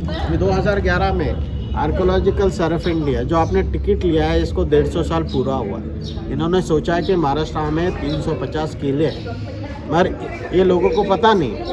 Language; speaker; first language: Hindi; non-native, local second language; Marathi